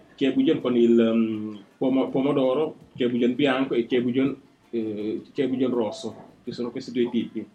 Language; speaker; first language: Italian; non-native, fluent; Wolof